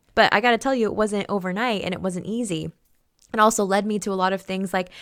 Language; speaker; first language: English; native; English